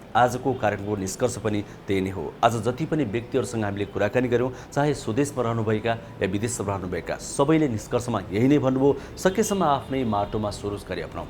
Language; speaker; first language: Nepali; native; Nepali